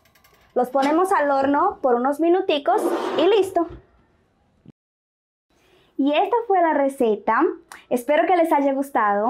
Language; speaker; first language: Spanish; non-native, fluent; Portuguese